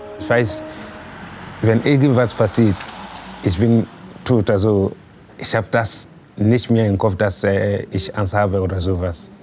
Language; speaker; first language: German; non-native, learner; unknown